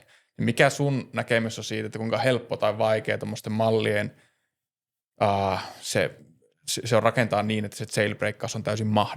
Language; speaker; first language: Finnish; native; Finnish